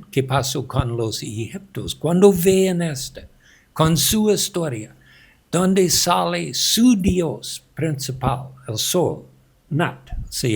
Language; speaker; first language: Spanish; non-native, learner; English